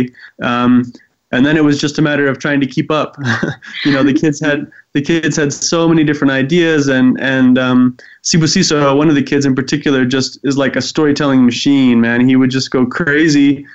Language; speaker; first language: English; native; English